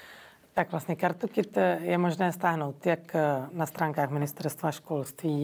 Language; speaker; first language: Czech; native; Czech